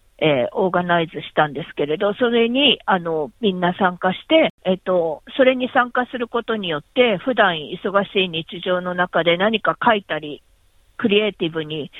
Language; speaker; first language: Japanese; native; Japanese